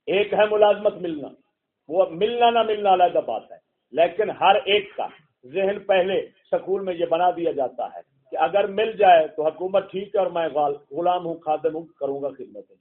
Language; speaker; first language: Urdu; non-native, local second language; Punjabi